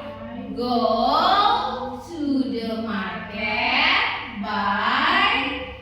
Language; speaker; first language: English; non-native, learner; Indonesian